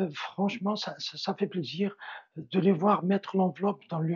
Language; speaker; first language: French; non-native, local second language; Arabic